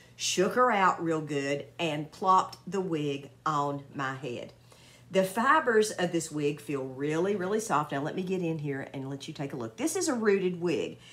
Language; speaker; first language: English; native; English